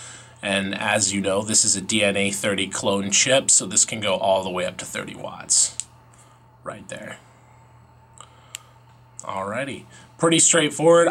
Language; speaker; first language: English; native; English